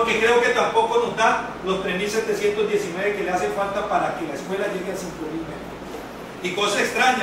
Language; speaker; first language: Spanish; native; Spanish